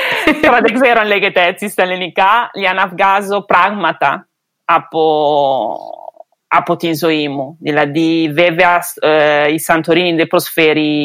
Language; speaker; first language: Greek; non-native, fluent; Italian